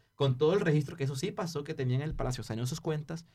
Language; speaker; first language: Spanish; native; Spanish